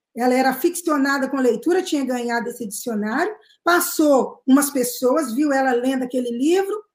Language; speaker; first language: Portuguese; native; Portuguese